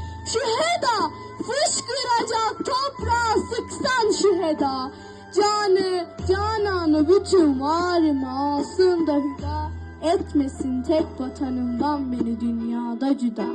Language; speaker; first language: Turkish; native; Turkish